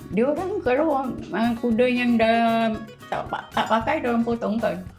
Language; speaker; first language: Malay; native; Malay